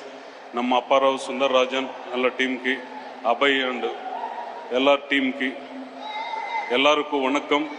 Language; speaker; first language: Tamil; non-native, learner; Telugu